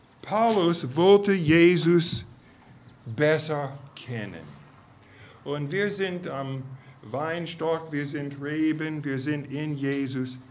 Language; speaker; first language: German; non-native, fluent; English